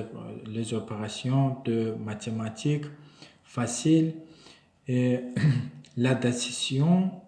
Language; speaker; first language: French; non-native, learner; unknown